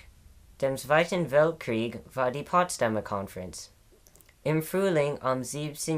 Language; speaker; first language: German; non-native, learner; English